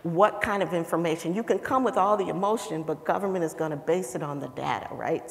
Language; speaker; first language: English; native; English